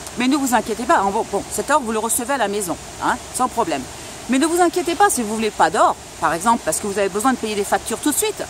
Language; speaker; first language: French; non-native, local second language; Spanish